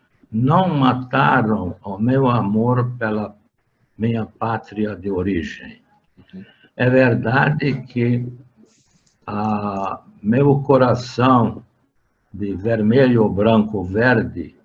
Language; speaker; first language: Portuguese; non-native, fluent; Hungarian